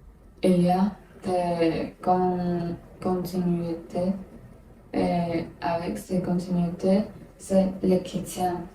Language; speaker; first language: French; non-native, learner; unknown